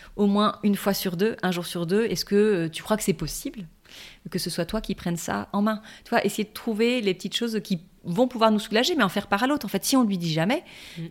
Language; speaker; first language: French; native; French